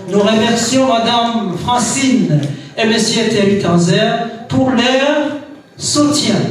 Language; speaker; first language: French; non-native, local second language; Rundi